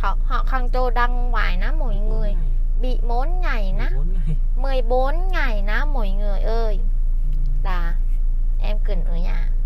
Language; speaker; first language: Vietnamese; non-native, learner; Thai